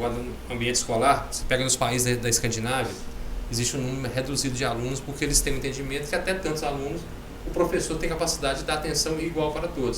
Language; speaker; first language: Portuguese; native; Portuguese